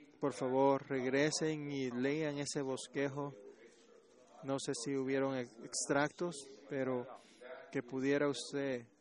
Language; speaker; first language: Spanish; non-native, fluent; Chinese